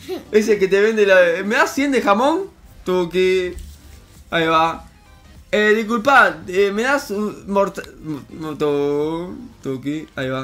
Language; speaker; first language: Spanish; native; Spanish